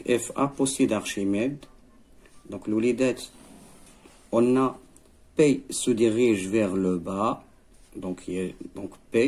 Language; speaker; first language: French; non-native, local second language; Arabic